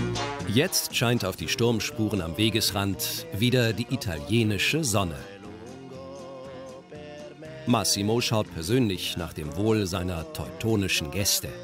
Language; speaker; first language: German; native; German